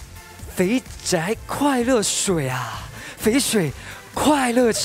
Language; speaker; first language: Chinese; native; Chinese